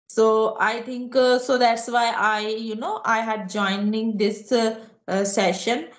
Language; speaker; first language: English; non-native, local second language; Hindi